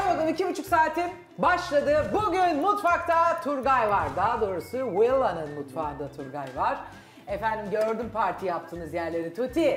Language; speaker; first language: Turkish; native; Turkish